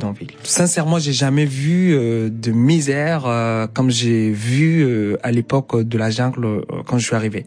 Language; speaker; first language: French; non-native, fluent; Arabic